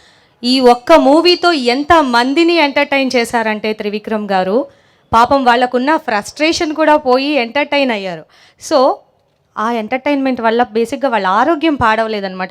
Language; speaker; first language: Telugu; native; Telugu